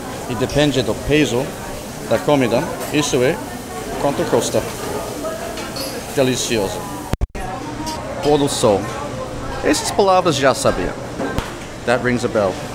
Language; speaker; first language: Portuguese; non-native, learner; English